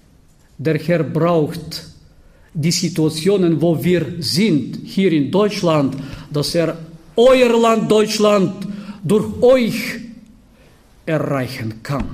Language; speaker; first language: German; non-native, fluent; Bulgarian